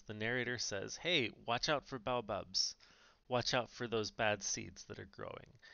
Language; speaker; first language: English; native; English